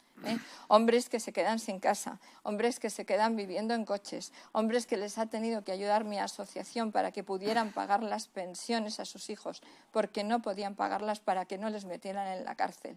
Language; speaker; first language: Spanish; native; Spanish